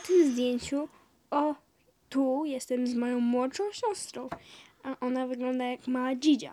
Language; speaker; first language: Polish; early bilingual, heritage; Polish